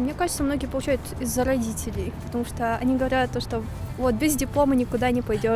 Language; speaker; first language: Russian; native; Russian